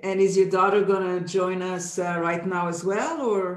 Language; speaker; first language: English; non-native, fluent; Hebrew